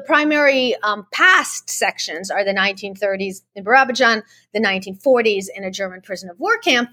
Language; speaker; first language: English; early bilingual, other home language; Russian